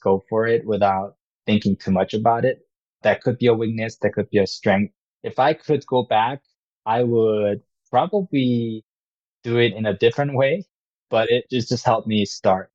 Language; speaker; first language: English; non-native, fluent; Korean